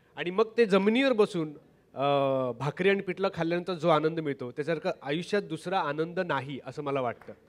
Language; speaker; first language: Marathi; native; Marathi